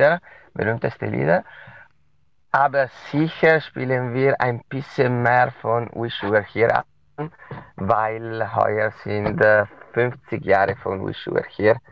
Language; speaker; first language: German; non-native, local second language; Italian